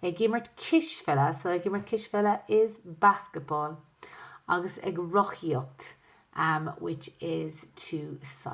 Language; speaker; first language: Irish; non-native, local second language; English